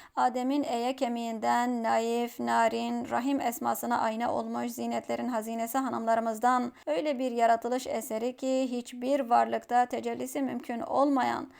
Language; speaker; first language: Turkish; native; Turkish